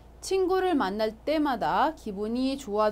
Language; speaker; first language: Korean; non-native, fluent; Arabic